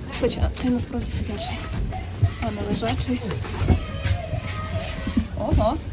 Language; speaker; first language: Ukrainian; native; Ukrainian